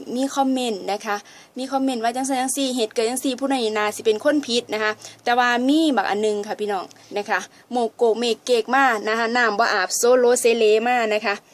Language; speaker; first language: Thai; native; Thai